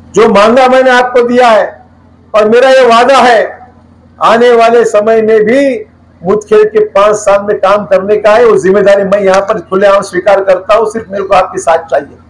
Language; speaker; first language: Hindi; non-native, local second language; Marathi